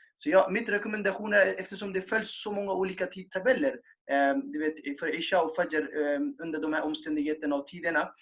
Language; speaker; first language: Swedish; non-native, fluent; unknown